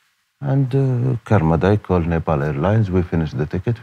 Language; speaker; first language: English; non-native, learner; Arabic